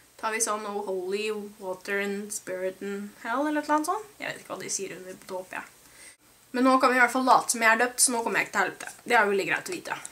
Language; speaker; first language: Norwegian; native; Norwegian